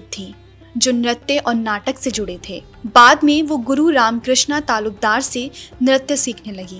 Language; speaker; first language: Hindi; native; Hindi